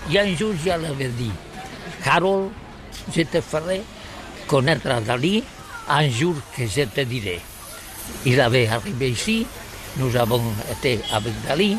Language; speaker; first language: French; non-native, learner; Catalan